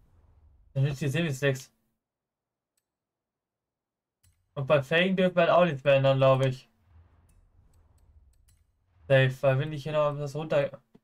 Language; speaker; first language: German; native; German